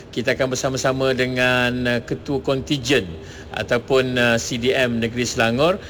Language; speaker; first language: Malay; native; Malay